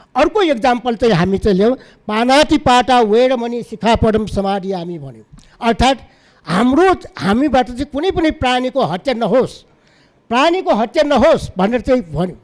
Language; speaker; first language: Nepali; non-native, local second language; Newari